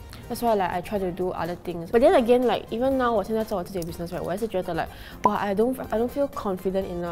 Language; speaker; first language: English; native; English